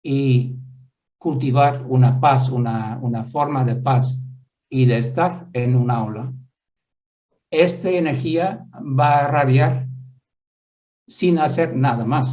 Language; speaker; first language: Spanish; non-native, fluent; Dutch